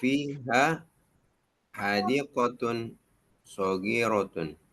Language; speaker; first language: Arabic; non-native, learner; Indonesian